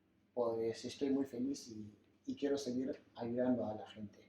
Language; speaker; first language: Spanish; non-native, fluent; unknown